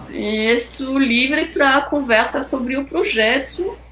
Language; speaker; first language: Portuguese; non-native, fluent; French